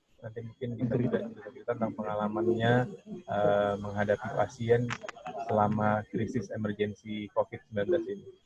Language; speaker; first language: Indonesian; native; Indonesian